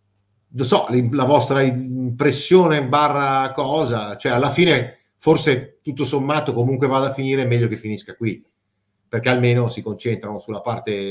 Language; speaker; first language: Italian; native; Italian